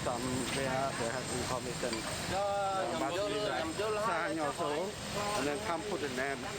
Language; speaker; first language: English; non-native, learner; Khmer